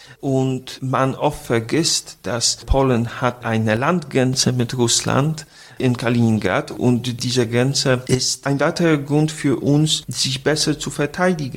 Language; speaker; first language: German; non-native, fluent; Polish